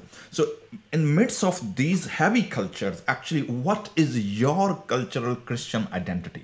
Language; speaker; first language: English; non-native, local second language; Punjabi